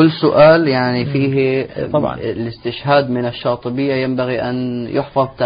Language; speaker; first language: Arabic; native; Arabic